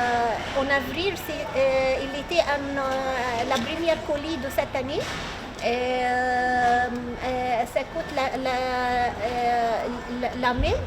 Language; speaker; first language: French; non-native, learner; Arabic